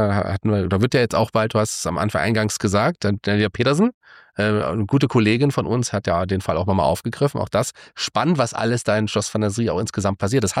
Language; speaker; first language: German; native; German